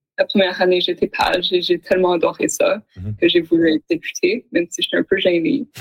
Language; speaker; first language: French; native; French